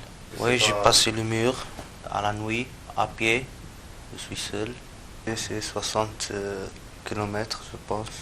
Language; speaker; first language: French; non-native, learner; Arabic